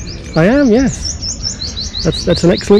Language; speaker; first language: English; native; English